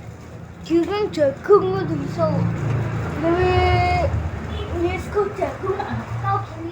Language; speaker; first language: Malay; non-native, local second language; Javanese